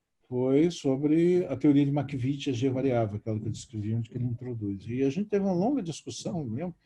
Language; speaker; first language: Portuguese; native; Portuguese